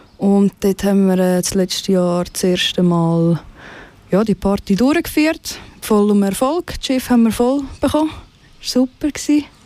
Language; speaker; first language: German; native; German